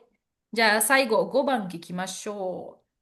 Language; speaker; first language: Japanese; non-native, fluent; Indonesian